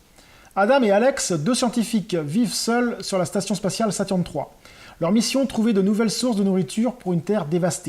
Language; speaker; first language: French; native; French